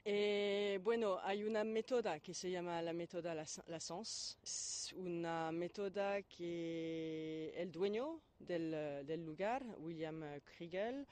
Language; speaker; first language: Spanish; non-native, fluent; French